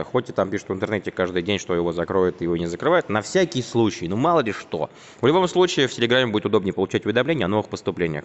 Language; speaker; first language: Russian; native; Russian